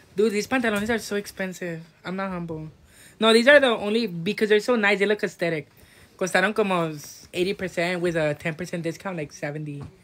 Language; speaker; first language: English; native; English